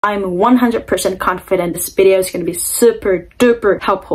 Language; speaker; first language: English; non-native, fluent; Japanese